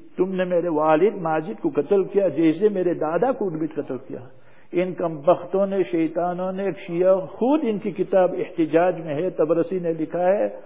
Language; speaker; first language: Urdu; non-native, fluent; English